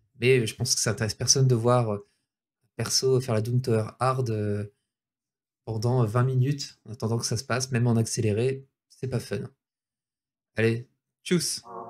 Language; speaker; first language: French; native; French